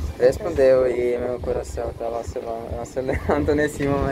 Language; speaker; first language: Portuguese; non-native, fluent; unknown